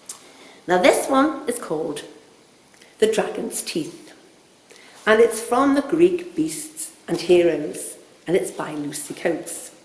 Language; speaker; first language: English; native; English